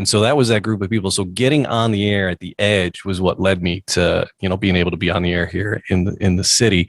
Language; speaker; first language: English; native; English